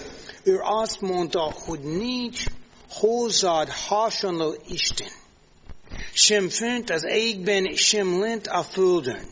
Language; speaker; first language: Hungarian; non-native, learner; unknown